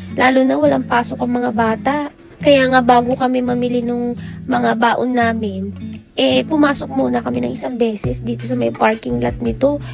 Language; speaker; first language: Filipino; native; Filipino